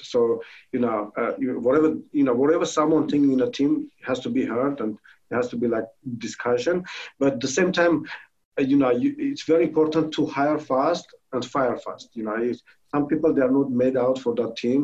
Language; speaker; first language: English; non-native, fluent; Armenian